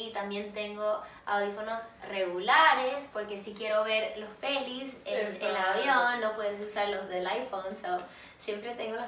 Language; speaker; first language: Spanish; early bilingual, heritage; English